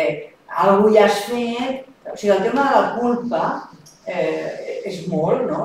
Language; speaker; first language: Catalan; non-native, fluent; Chinese